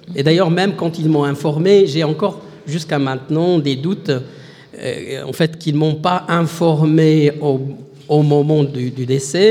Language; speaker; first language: French; non-native, local second language; Arabic